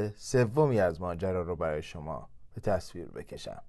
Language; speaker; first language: Persian; native; Persian